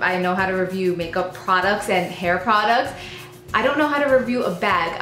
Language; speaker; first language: English; native; English